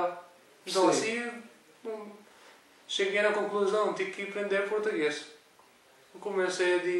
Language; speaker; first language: Portuguese; non-native, learner; Urdu